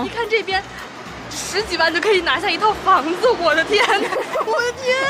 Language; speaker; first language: Chinese; native; Chinese